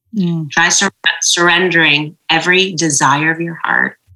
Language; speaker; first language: English; native; English